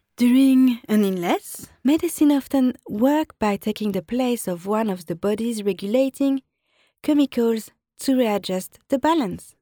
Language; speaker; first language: English; non-native, fluent; French